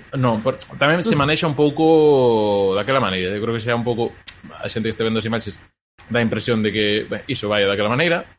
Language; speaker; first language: Galician; non-native, local second language; Spanish